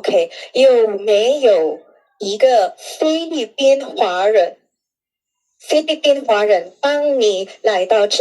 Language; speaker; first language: Chinese; non-native, fluent; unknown